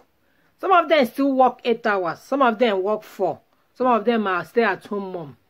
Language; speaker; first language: English; non-native, local second language; Igbo